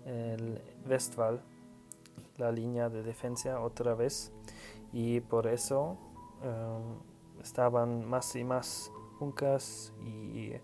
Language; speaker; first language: Spanish; non-native, learner; German